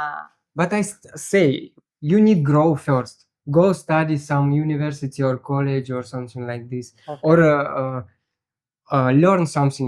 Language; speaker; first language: English; non-native, learner; Russian